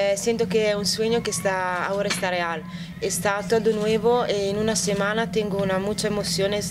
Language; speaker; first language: Italian; non-native, local second language; Spanish